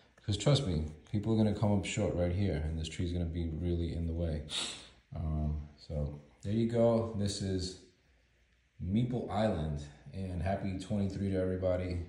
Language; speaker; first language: English; native; English